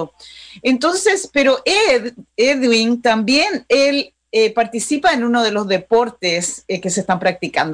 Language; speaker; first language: Spanish; native; Spanish